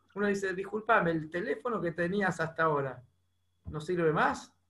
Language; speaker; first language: Spanish; native; Spanish